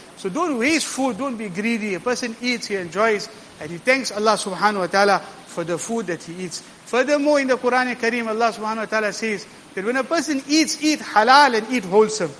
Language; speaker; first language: English; native; English